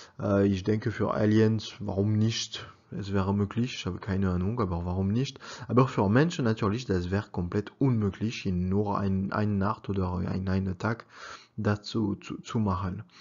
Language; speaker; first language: German; non-native, learner; French